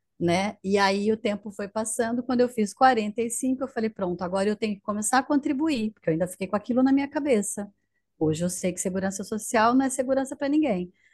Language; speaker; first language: Portuguese; native; Portuguese